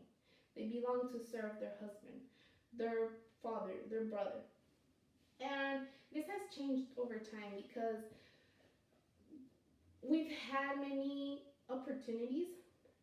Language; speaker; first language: English; non-native, fluent; Spanish